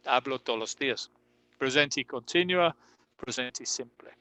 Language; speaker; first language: Spanish; non-native, fluent; English